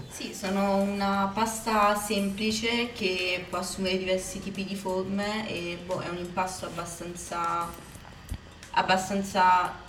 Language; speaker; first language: Italian; native; Italian